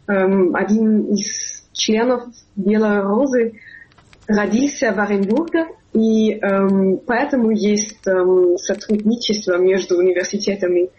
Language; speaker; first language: Russian; non-native, fluent; German